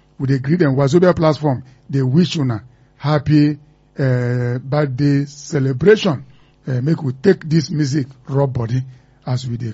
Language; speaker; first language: Nigerian Pidgin; non-native, local second language; Igbo